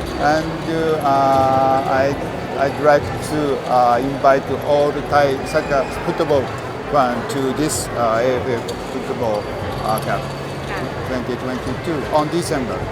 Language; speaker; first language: English; non-native, learner; Thai